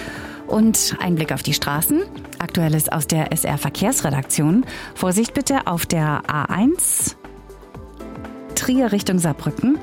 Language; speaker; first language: German; native; German